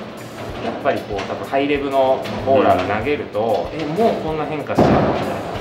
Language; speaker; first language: Japanese; native; Japanese